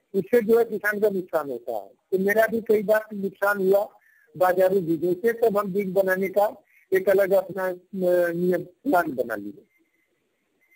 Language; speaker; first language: Hindi; native; Hindi